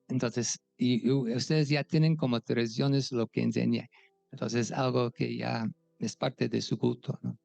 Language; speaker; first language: Spanish; non-native, fluent; English